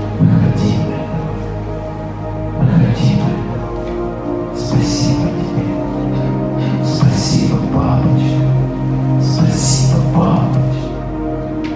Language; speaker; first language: Russian; native; Russian